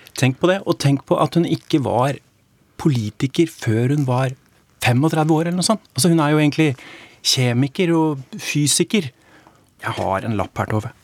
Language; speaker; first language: Norwegian; native; Norwegian